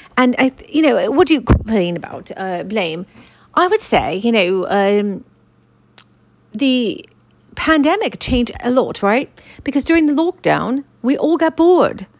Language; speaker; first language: English; native; English